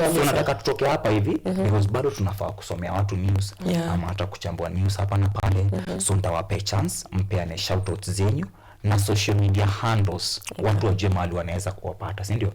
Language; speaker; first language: Swahili; native; Swahili